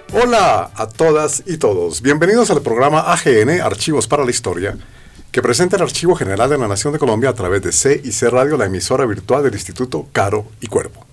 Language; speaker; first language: Spanish; native; Spanish